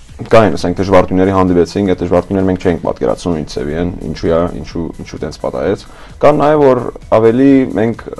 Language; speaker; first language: Armenian; early bilingual, heritage; Armenian